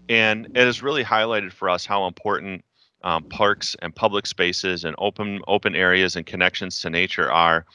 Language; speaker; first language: English; native; English